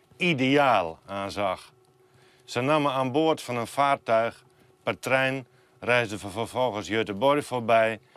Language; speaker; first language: Dutch; non-native, local second language; Western Frisian